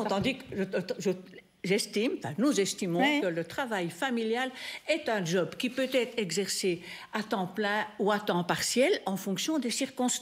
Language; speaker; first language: French; native; French